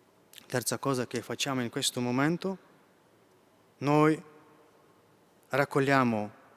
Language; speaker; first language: Italian; non-native, fluent; Ukrainian